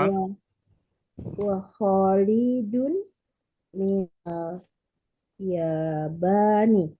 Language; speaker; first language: Arabic; non-native, learner; Indonesian